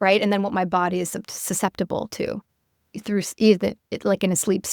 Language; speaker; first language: English; native; English